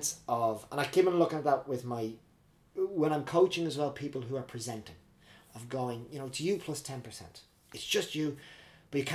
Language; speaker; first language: English; native; English